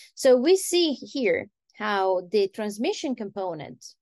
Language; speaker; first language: English; non-native, fluent; Italian